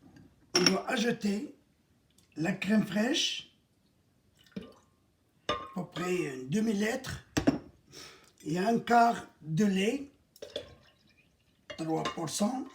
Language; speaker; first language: French; non-native, local second language; Arabic